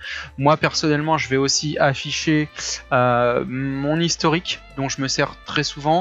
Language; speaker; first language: French; native; French